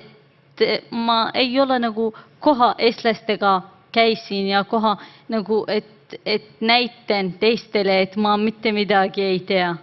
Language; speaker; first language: Estonian; non-native, learner; Arabic